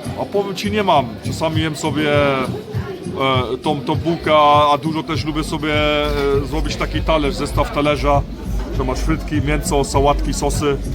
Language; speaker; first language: Polish; early bilingual, heritage; Polish